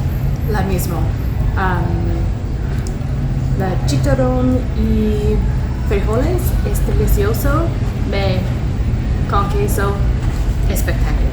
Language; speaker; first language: Spanish; non-native, learner; English